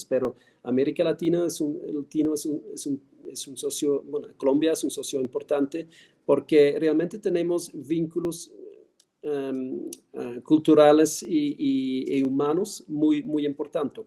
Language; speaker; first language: Spanish; non-native, fluent; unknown